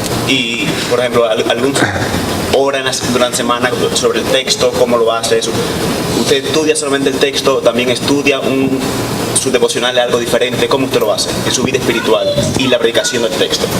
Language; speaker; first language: Spanish; native; Spanish